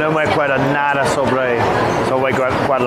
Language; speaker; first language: Spanish; non-native, learner; English